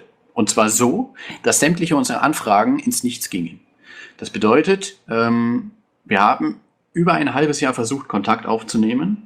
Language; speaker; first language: German; native; German